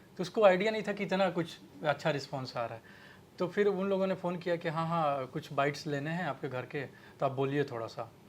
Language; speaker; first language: Hindi; native; Hindi